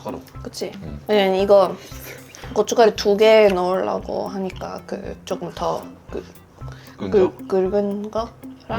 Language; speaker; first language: Korean; non-native, fluent; Swedish